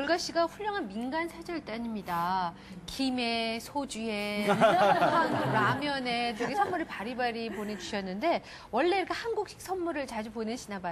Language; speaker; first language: Korean; native; Korean